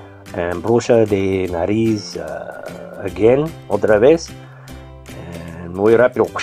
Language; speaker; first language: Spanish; non-native, learner; English